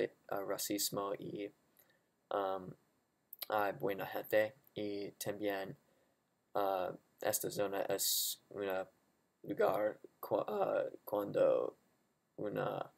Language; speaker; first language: Spanish; non-native, learner; English